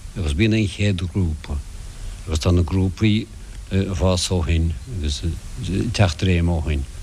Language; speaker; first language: Irish; non-native, local second language; English